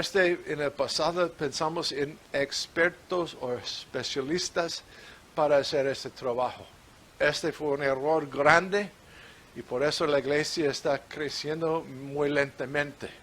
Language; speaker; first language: Spanish; non-native, fluent; English